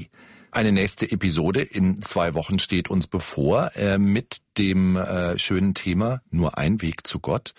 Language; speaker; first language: German; native; German